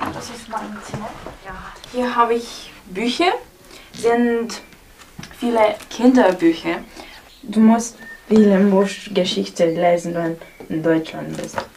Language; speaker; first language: German; non-native, learner; Romanian